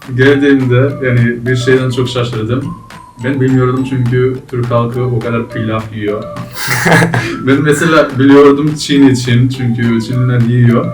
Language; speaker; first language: Turkish; non-native, fluent; Macedonian